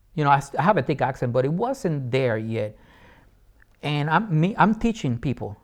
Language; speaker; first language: English; non-native, fluent; Spanish